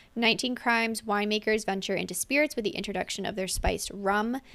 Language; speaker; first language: English; native; English